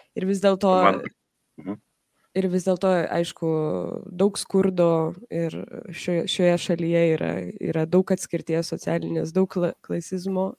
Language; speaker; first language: Lithuanian; early bilingual, heritage; Lithuanian